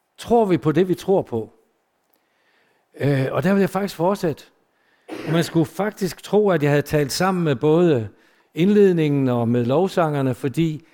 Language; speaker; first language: Danish; early bilingual, other home language; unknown